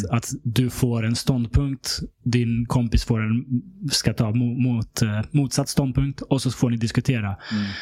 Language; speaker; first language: Swedish; early bilingual, other home language; Serbian